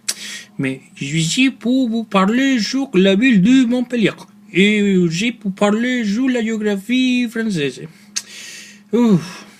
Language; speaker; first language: French; non-native, learner; Spanish